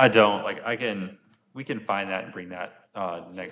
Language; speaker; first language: English; native; English